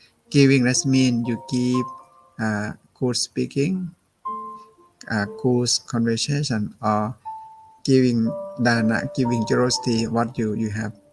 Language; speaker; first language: English; non-native, learner; Thai